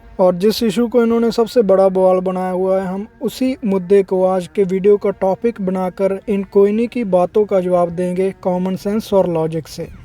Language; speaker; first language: Hindi; non-native, local second language; Punjabi